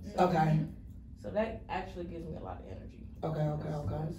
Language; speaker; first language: English; native; English